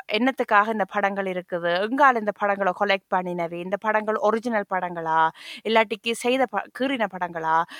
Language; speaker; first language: Tamil; early bilingual, heritage; Tamil